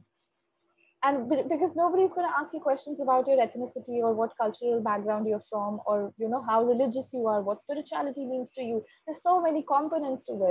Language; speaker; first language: English; non-native, local second language; Hindi